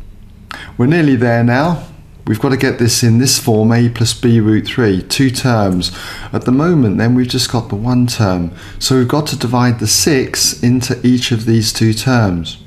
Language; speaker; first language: English; native; English